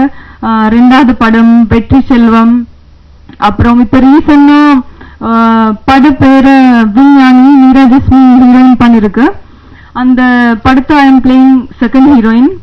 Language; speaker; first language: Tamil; non-native, learner; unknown